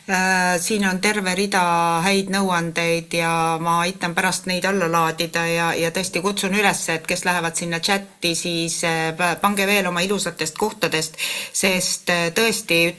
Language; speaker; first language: Estonian; native; Estonian